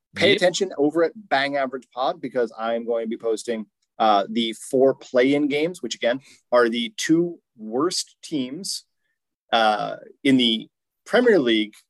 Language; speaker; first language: English; native; English